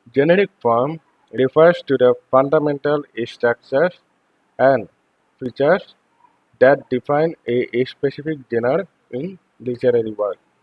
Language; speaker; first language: English; non-native, local second language; Bangla